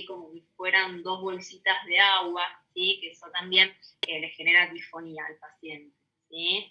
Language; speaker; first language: Spanish; native; Spanish